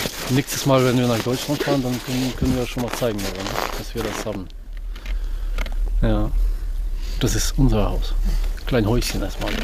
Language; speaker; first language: German; non-native, fluent; Russian